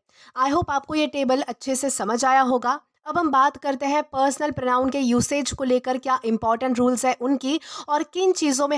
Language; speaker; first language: Hindi; native; Hindi